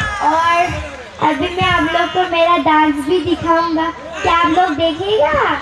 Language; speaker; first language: Hindi; non-native, local second language; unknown